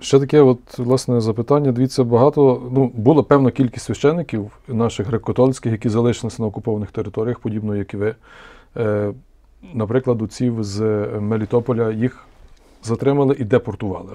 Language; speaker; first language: Ukrainian; native; Ukrainian